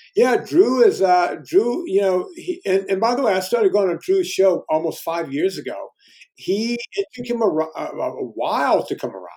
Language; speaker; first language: English; native; English